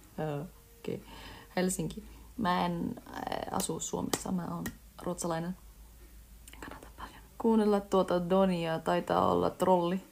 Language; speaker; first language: Finnish; early bilingual, heritage; Finnish